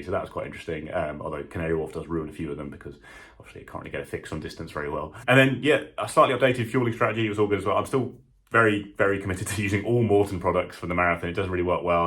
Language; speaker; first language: English; native; English